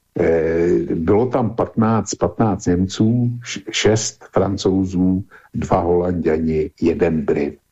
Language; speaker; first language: Czech; native; Czech